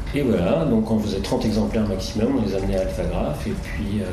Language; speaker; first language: French; native; French